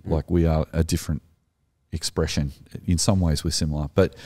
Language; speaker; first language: English; native; English